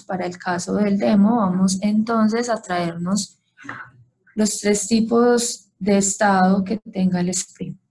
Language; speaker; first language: Spanish; native; Spanish